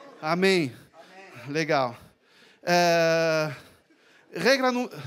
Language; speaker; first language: Portuguese; non-native, fluent; French